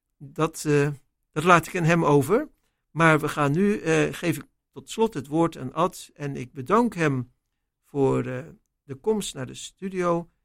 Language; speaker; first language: Dutch; native; Dutch